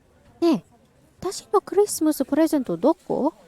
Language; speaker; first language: Japanese; non-native, learner; English